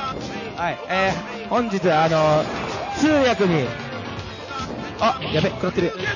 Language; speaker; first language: Japanese; native; Japanese